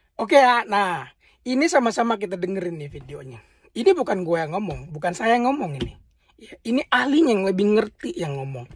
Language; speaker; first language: Indonesian; native; Indonesian